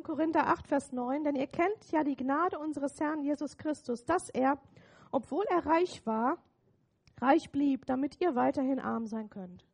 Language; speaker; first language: German; native; German